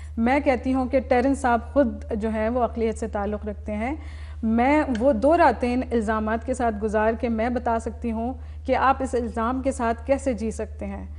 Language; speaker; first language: Urdu; native; Urdu